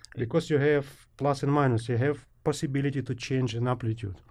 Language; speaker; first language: English; non-native, fluent; Ukrainian